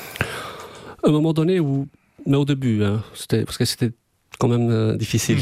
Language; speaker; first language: French; non-native, fluent; Albanian